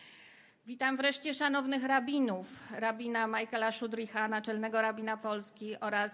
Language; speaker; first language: Polish; native; Polish